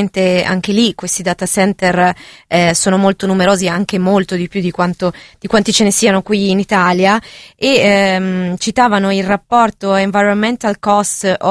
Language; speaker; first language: Italian; native; Italian